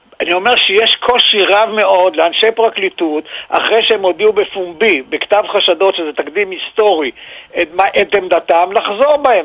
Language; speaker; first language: Hebrew; native; Hebrew